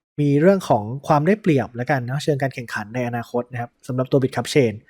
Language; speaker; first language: Thai; native; Thai